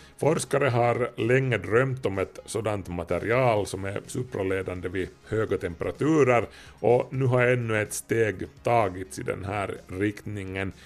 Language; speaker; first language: Swedish; native; Swedish